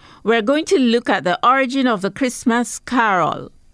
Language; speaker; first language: English; native; English